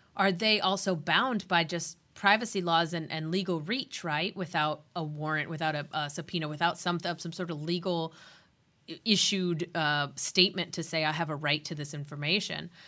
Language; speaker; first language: English; native; English